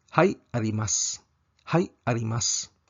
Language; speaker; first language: Japanese; non-native, fluent; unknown